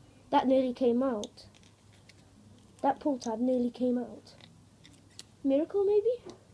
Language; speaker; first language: English; early bilingual, other home language; Polish